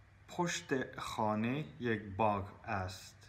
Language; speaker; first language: Persian; non-native, learner; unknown